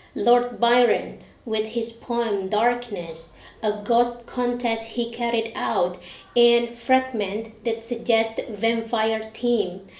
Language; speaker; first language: English; non-native, fluent; Indonesian